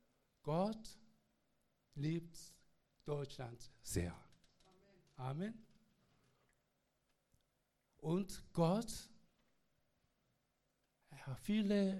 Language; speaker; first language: German; non-native, learner; Korean